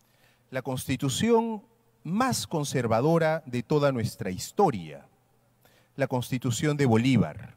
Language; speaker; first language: Spanish; native; Spanish